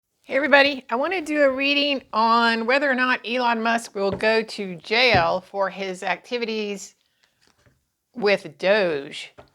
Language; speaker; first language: English; native; English